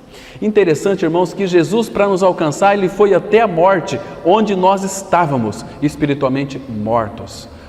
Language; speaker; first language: Portuguese; native; Portuguese